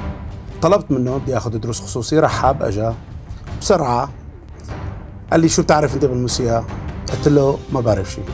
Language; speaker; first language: Arabic; native; Arabic